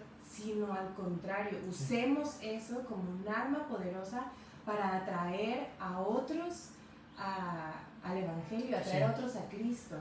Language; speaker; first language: Spanish; native; Spanish